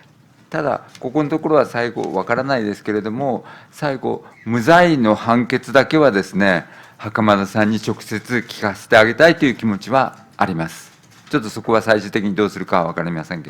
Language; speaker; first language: Japanese; native; Japanese